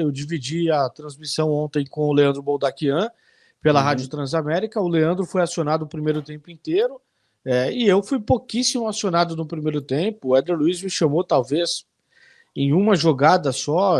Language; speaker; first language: Portuguese; native; Portuguese